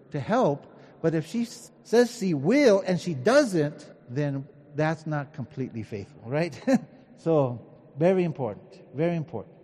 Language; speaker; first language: English; early bilingual, other home language; Spanish